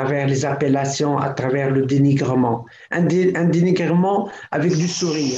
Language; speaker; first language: French; non-native, local second language; Arabic